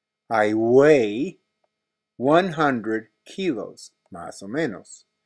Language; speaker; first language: Spanish; non-native, fluent; English